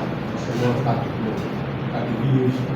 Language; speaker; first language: English; non-native, learner; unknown